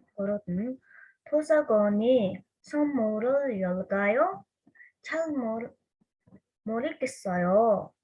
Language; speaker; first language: Korean; non-native, fluent; Mongolian